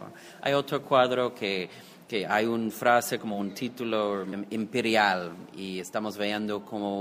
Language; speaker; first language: Spanish; non-native, fluent; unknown